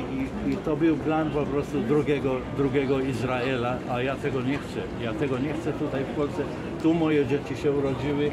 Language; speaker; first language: Polish; non-native, fluent; Arabic